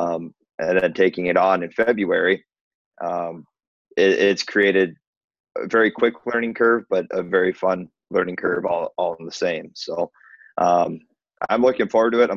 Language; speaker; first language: English; native; English